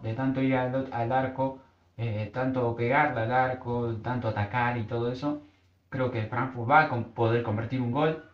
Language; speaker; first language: Spanish; native; Spanish